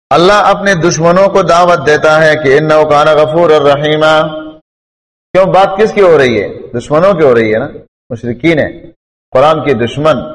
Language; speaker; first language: Urdu; non-native, local second language; Pashto